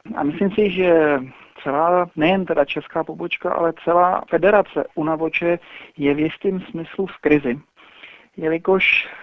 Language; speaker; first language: Czech; native; Czech